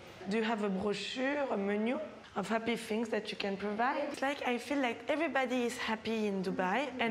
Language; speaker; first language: English; non-native, fluent; French